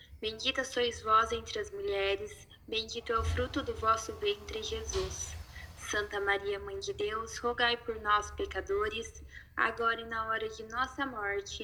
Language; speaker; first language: Portuguese; native; Portuguese